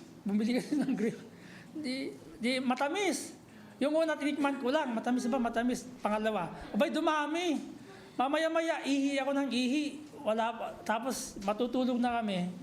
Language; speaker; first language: Filipino; native; Filipino